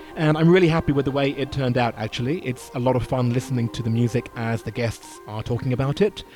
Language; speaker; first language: English; native; English